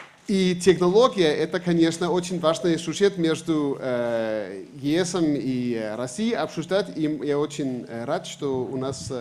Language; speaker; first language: Russian; non-native, fluent; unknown